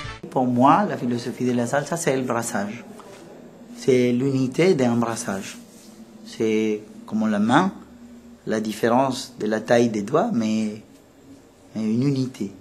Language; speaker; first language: French; non-native, fluent; Spanish